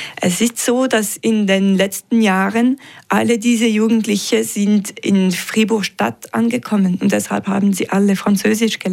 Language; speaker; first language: German; non-native, local second language; French